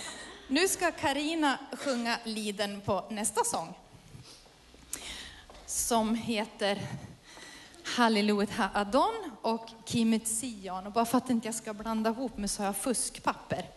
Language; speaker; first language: Swedish; native; Swedish